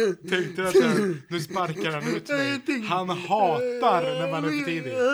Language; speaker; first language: Swedish; native; Swedish